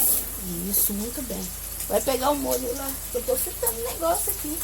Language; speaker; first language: Portuguese; native; Portuguese